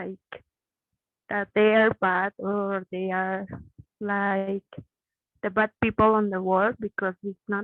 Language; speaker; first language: English; non-native, learner; Spanish